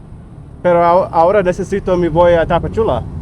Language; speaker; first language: Spanish; non-native, learner; English